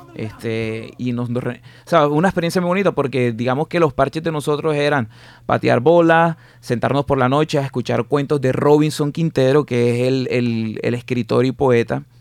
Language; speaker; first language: Spanish; native; Spanish